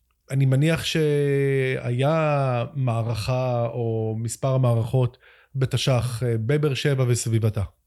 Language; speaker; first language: Hebrew; native; Hebrew